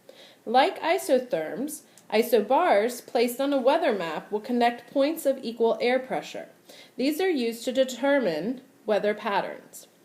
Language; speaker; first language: English; native; English